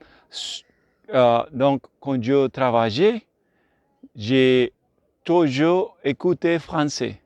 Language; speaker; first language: French; non-native, learner; Spanish